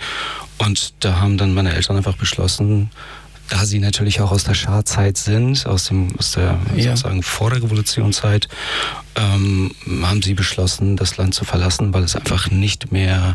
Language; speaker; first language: German; early bilingual, other home language; Persian